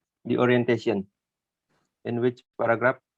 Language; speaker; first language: English; non-native, learner; Indonesian